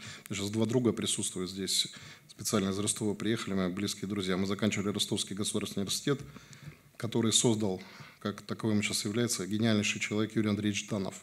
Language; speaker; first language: Russian; native; Russian